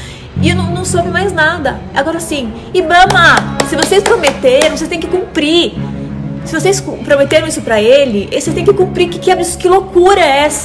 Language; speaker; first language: Portuguese; native; Portuguese